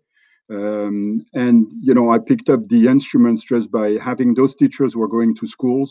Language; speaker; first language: English; non-native, fluent; French